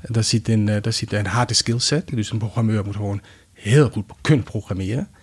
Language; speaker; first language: Dutch; non-native, fluent; Danish